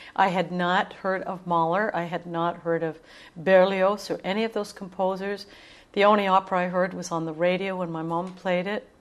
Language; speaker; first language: English; native; English